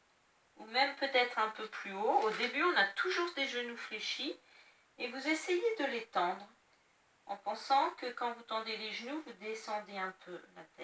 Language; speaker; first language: French; native; French